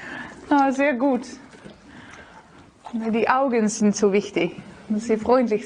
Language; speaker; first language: German; non-native, learner; Dutch